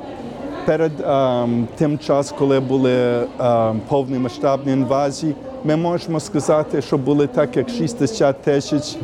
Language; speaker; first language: Ukrainian; early bilingual, heritage; Ukrainian